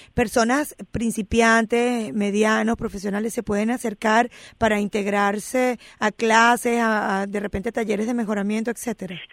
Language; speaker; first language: Spanish; native; Spanish